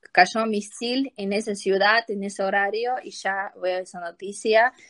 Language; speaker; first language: Spanish; non-native, learner; Ukrainian